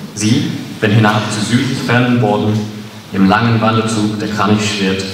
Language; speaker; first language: German; non-native, fluent; English